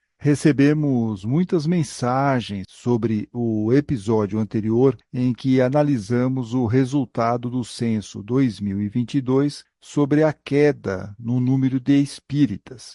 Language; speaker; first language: Portuguese; native; Portuguese